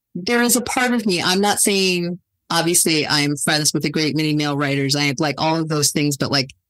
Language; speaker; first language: English; native; English